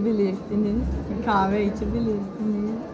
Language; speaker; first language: Turkish; non-native, learner; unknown